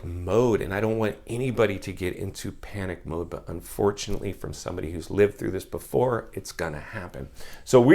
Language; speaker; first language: English; native; English